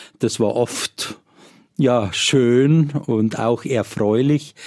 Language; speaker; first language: German; native; German